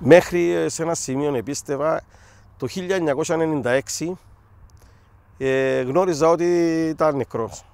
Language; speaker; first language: Greek; native; Greek